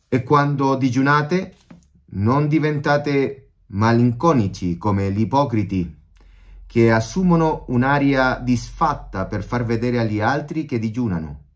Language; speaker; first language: Italian; non-native, fluent; Spanish